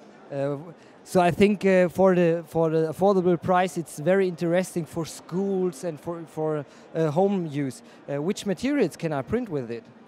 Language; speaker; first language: English; non-native, fluent; German